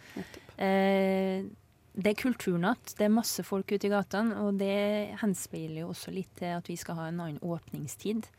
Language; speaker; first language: Norwegian; native; Norwegian